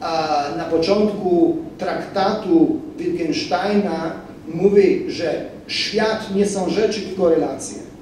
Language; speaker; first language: Polish; non-native, fluent; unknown